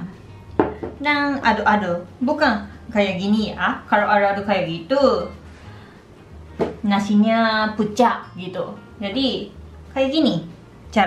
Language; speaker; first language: Indonesian; non-native, learner; Japanese